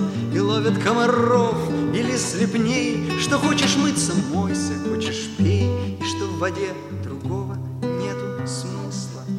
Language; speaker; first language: Russian; native; Russian